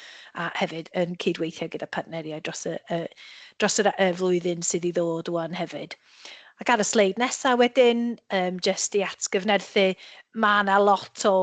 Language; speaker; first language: Welsh; native; Welsh